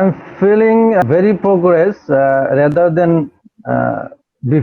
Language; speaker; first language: English; non-native, learner; Bangla